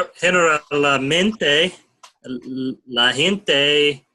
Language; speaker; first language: Spanish; non-native, learner; English